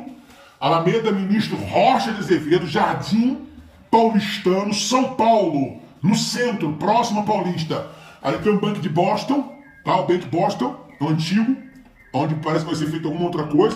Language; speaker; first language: Portuguese; native; Portuguese